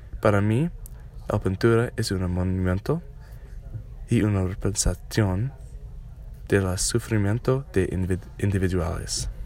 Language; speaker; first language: Spanish; non-native, learner; English